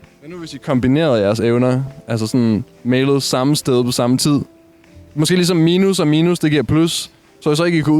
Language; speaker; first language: Danish; native; Danish